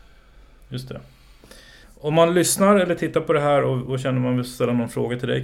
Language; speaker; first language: Swedish; native; Swedish